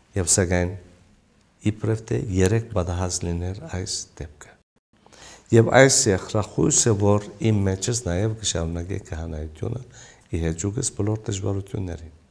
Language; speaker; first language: Armenian; early bilingual, heritage; Armenian